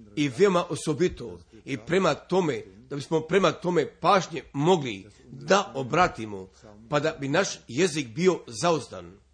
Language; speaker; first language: Serbian; early bilingual, heritage; Serbian